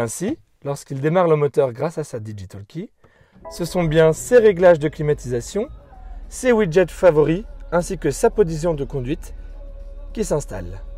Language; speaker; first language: French; native; French